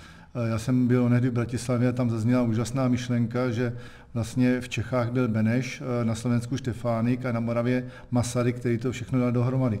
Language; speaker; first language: Czech; native; Czech